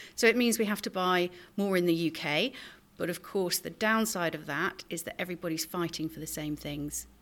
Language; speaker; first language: English; native; English